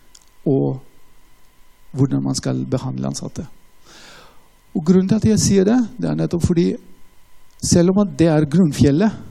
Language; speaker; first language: Norwegian; non-native, fluent; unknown